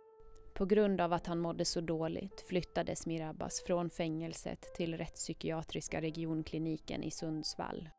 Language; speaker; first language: Swedish; native; Swedish